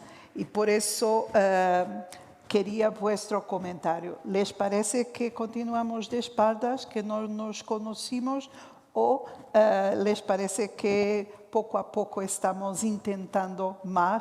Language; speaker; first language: Spanish; non-native, fluent; Portuguese